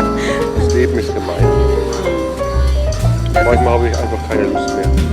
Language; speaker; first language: German; native; German